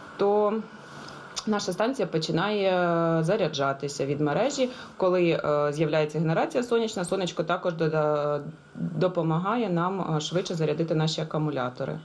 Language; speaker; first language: Ukrainian; native; Ukrainian